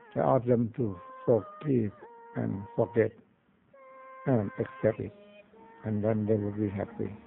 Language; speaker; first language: English; non-native, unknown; Thai